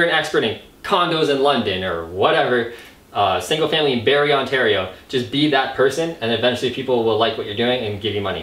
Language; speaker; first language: English; native; English